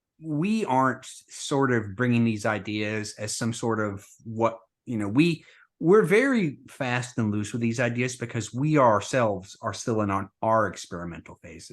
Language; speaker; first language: English; native; English